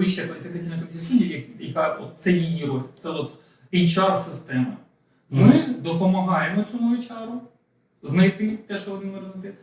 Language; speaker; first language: Ukrainian; native; Ukrainian